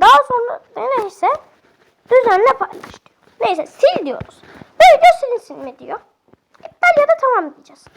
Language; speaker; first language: Turkish; native; Turkish